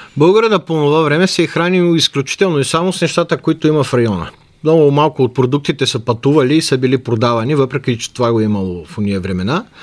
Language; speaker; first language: Bulgarian; native; Bulgarian